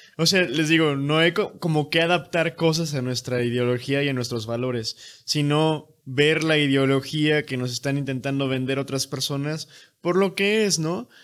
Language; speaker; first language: Spanish; native; Spanish